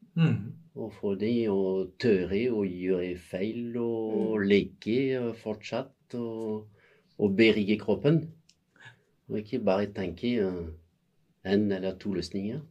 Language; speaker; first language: Norwegian; non-native, fluent; French